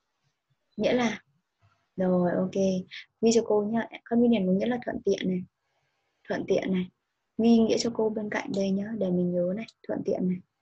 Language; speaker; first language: Vietnamese; native; Vietnamese